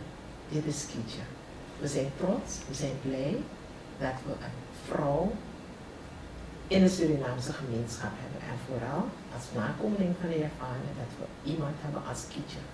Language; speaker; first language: Dutch; non-native, local second language; Javanese